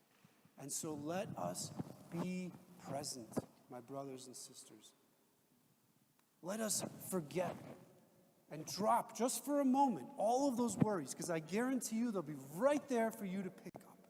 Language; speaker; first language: English; native; English